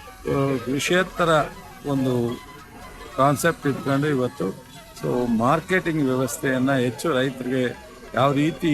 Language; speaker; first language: Kannada; native; Kannada